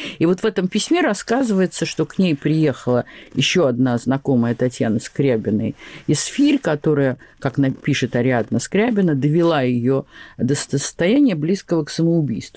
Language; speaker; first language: Russian; native; Russian